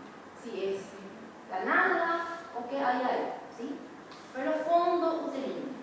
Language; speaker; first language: Spanish; native; Spanish